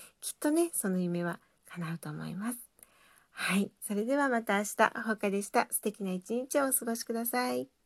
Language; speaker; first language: Japanese; native; Japanese